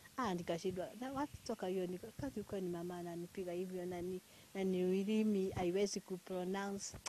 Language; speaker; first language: Swahili; non-native, local second language; Kikuyu